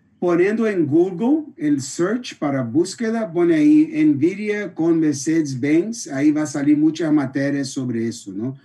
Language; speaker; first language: Spanish; non-native, fluent; Portuguese